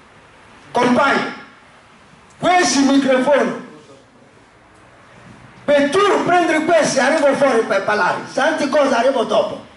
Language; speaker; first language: Italian; non-native, learner; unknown